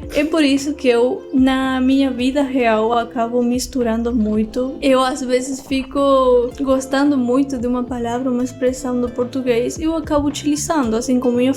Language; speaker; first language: Portuguese; non-native, fluent; Spanish